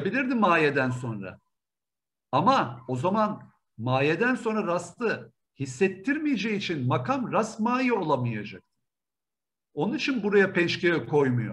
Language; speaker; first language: Turkish; native; Turkish